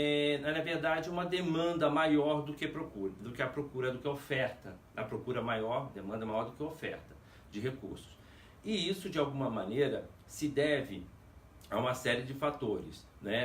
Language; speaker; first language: Portuguese; native; Portuguese